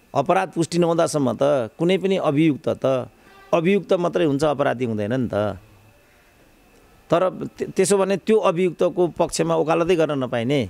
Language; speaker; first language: Nepali; native; Nepali